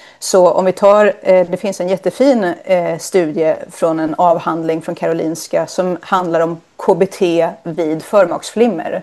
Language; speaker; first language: Swedish; native; Swedish